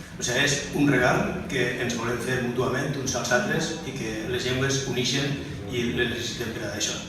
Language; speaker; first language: Catalan; native; Catalan